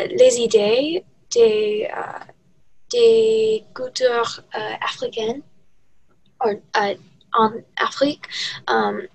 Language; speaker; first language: French; non-native, learner; English